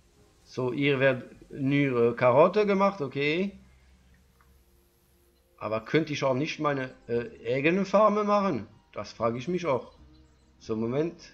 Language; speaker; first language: German; non-native, learner; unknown